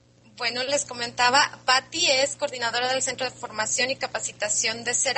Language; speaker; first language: Spanish; native; Spanish